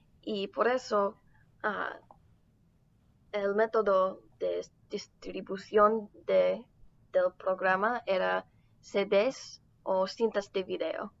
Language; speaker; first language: Spanish; non-native, learner; English